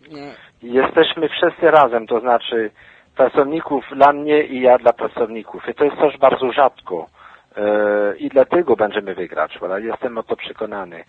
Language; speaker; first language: Polish; non-native, fluent; French